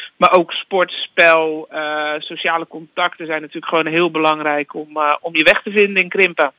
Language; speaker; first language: Dutch; native; Dutch